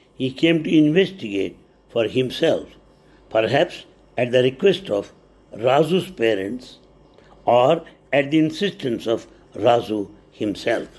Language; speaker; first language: English; non-native, local second language; Telugu